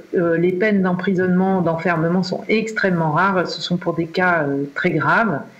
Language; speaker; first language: French; native; French